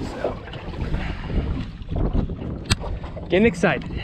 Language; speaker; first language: English; native; English